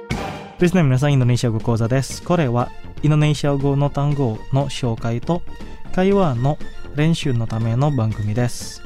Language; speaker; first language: Japanese; non-native, fluent; Indonesian